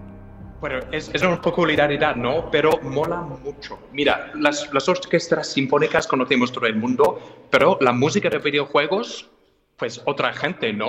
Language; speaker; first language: Spanish; non-native, fluent; English